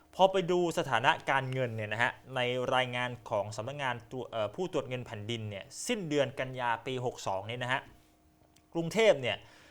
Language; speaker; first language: Thai; native; Thai